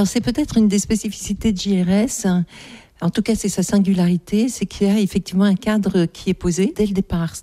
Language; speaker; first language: French; native; French